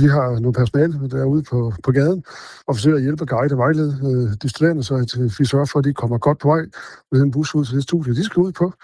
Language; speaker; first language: Danish; native; Danish